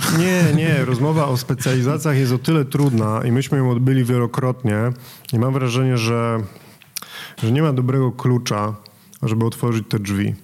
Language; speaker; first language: Polish; native; Polish